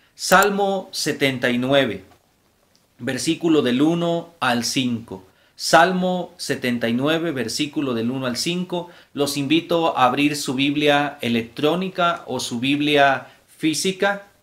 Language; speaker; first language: Spanish; native; Spanish